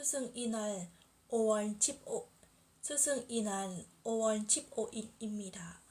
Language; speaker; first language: Korean; non-native, learner; Thai